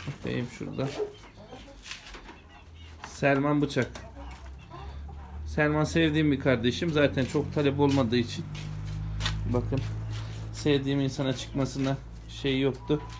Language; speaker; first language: Turkish; native; Turkish